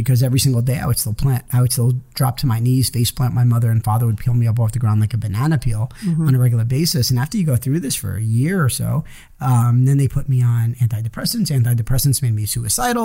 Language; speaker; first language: English; early bilingual, other home language; Hebrew